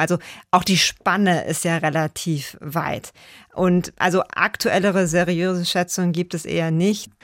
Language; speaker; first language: German; native; German